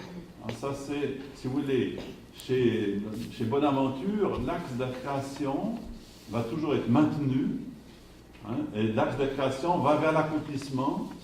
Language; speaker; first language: French; native; French